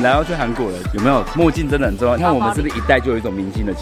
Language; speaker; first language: Chinese; native; Chinese